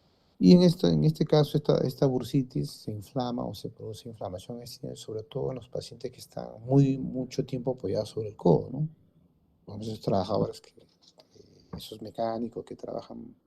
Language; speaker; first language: Spanish; native; Spanish